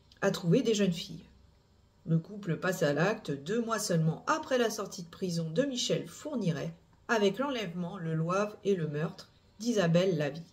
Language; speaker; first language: French; native; French